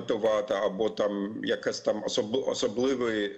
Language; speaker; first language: Ukrainian; non-native, fluent; German